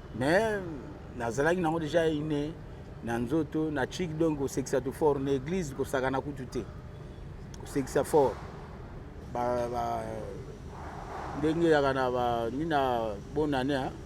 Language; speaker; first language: Lingala; non-native, local second language; Kongo